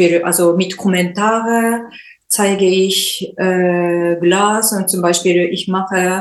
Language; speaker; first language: German; non-native, learner; Japanese